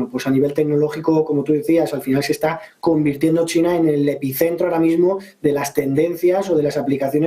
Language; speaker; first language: Spanish; native; Spanish